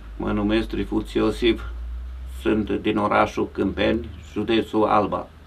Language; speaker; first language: Romanian; native; Romanian